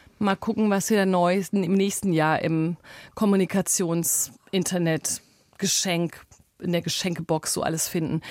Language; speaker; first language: German; native; German